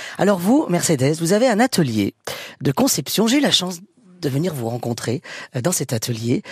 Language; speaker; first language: French; native; French